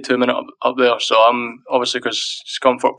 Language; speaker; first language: English; native; English